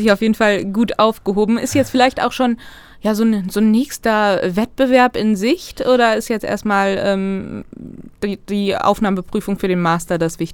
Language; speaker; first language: German; native; German